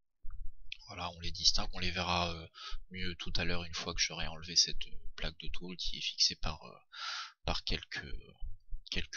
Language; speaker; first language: French; native; French